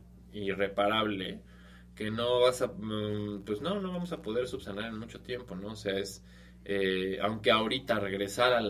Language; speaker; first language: Spanish; native; Spanish